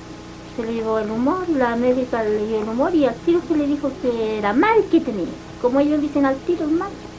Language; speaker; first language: Spanish; native; Spanish